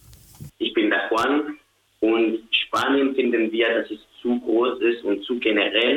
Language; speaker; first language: German; non-native, learner; Spanish